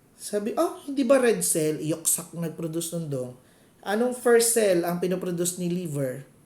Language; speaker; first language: Filipino; non-native, local second language; Cebuano